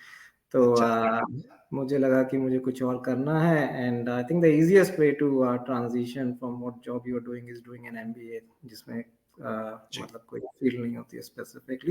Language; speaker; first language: Hindi; native; Hindi